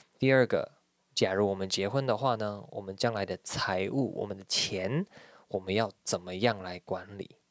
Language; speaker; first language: Chinese; native; Chinese